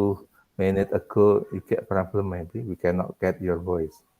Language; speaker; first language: English; non-native, learner; Indonesian